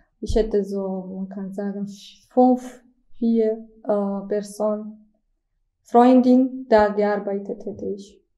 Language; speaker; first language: German; non-native, learner; Georgian